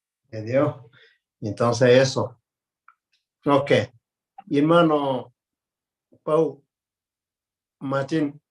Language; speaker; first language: Spanish; non-native, learner; Tibetan